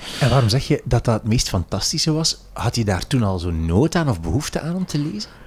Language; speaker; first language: Dutch; native; Dutch